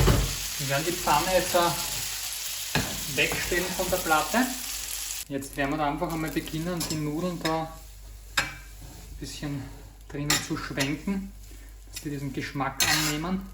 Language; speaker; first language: German; native; German